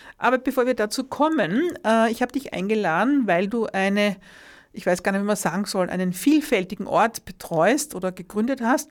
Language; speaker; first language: German; native; German